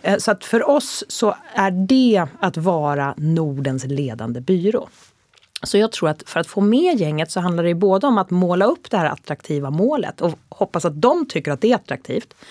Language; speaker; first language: Swedish; native; Swedish